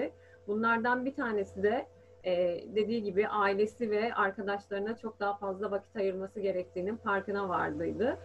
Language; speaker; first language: Turkish; native; Turkish